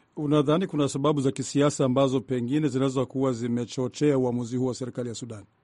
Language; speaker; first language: Swahili; non-native, local second language; Rundi